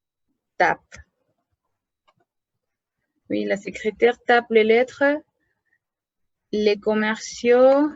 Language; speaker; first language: French; non-native, fluent; Spanish